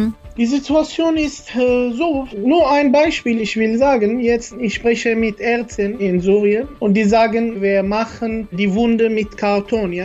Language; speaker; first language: German; non-native, learner; Arabic